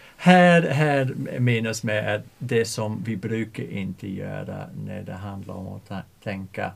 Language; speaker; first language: Swedish; non-native, fluent; English